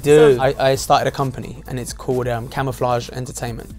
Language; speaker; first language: English; native; English